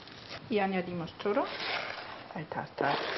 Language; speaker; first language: Spanish; non-native, fluent; German